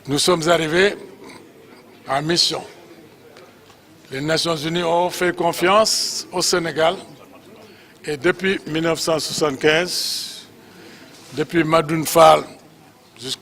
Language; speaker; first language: French; non-native, local second language; Wolof